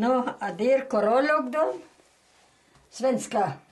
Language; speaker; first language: Swedish; early bilingual, heritage; Swedish